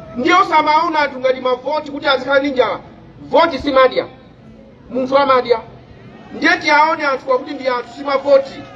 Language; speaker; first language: Nyanja; native; Nyanja